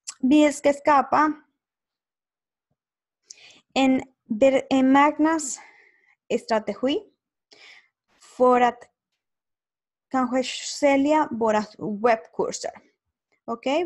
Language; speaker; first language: Swedish; non-native, learner; Spanish